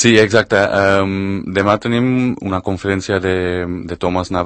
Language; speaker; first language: Catalan; non-native, fluent; Spanish